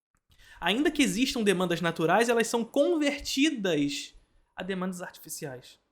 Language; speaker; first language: Portuguese; native; Portuguese